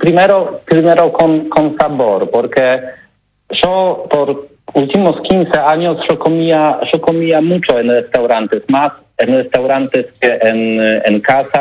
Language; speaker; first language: Spanish; non-native, learner; Polish